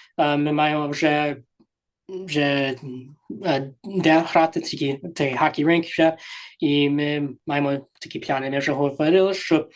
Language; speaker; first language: Polish; early bilingual, heritage; English